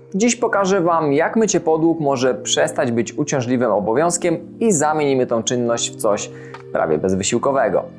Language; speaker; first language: Polish; native; Polish